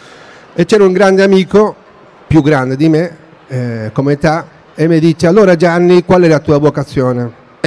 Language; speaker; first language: Italian; non-native, fluent; Spanish